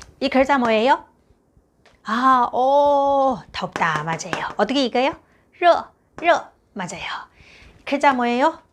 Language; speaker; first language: Korean; non-native, fluent; Chinese